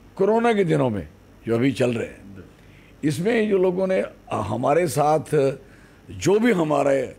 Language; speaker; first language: Hindi; native; Hindi